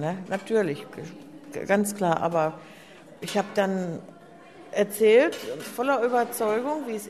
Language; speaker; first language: German; native; German